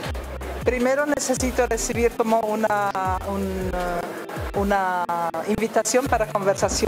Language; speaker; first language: Spanish; non-native, fluent; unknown